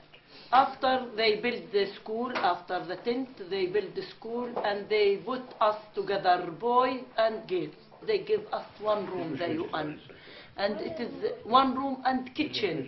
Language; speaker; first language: English; non-native, learner; Arabic